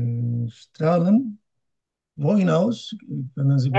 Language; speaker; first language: German; non-native, learner; Turkish